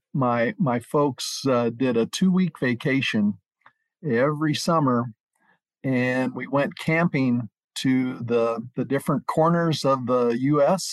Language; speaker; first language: English; native; English